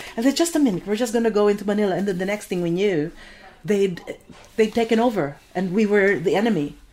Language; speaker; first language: English; non-native, local second language; Filipino